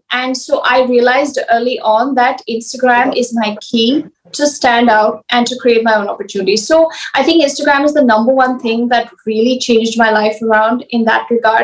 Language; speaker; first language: English; early bilingual, other home language; Hindi